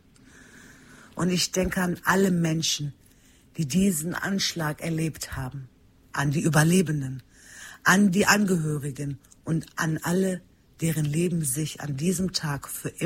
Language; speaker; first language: German; early bilingual, other home language; Turkish